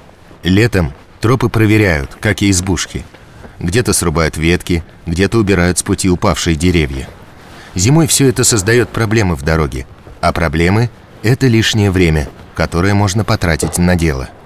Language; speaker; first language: Russian; native; Russian